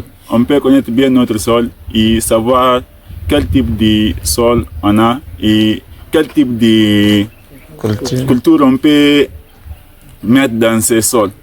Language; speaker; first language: French; non-native, learner; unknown